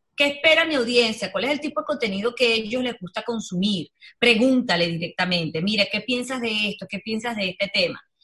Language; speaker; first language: Spanish; native; Spanish